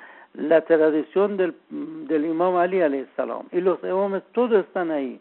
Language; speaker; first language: Spanish; non-native, learner; Persian